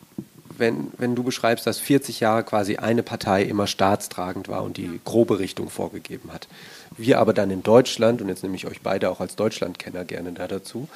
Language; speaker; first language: German; native; German